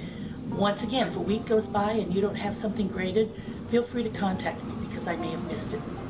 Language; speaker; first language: English; native; English